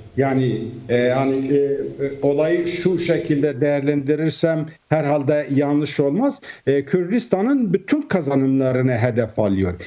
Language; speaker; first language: Turkish; non-native, local second language; Kurdish